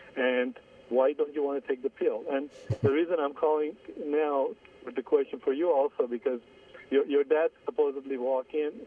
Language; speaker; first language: English; non-native, fluent; Armenian